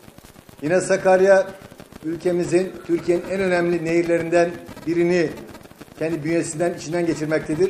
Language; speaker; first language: Turkish; native; Turkish